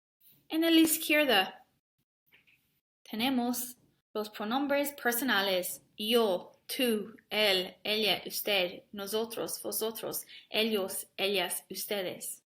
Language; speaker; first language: Spanish; non-native, learner; English